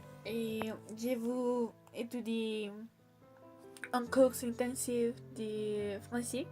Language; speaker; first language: French; non-native, learner; Spanish